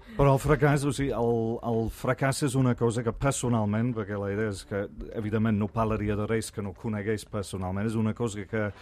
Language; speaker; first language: Catalan; non-native, fluent; English